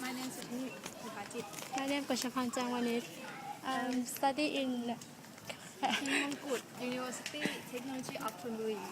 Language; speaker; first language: English; non-native, learner; Thai